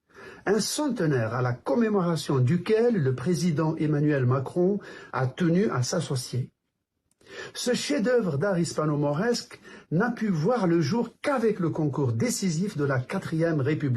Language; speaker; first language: French; native; French